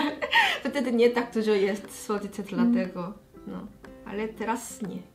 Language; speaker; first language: Polish; non-native, learner; Korean